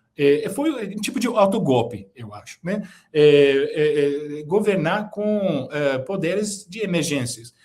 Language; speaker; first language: Portuguese; non-native, fluent; Turkish